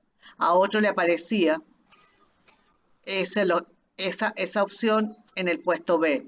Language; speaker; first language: Spanish; native; Spanish